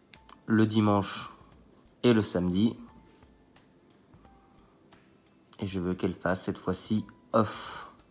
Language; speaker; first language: French; native; French